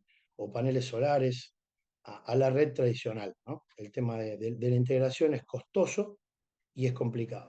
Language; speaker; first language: Spanish; native; Spanish